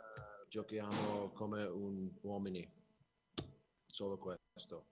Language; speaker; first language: Italian; non-native, learner; English